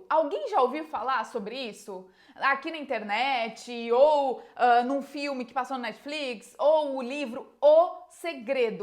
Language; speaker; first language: Portuguese; native; Portuguese